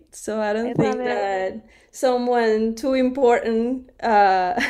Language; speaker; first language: English; non-native, fluent; Spanish